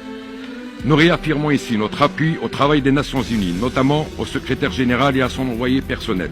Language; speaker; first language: French; non-native, local second language; Arabic